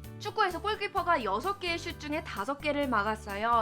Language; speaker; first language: Korean; early bilingual, heritage; Korean